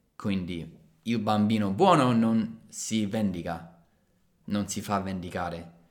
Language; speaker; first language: Italian; non-native, fluent; English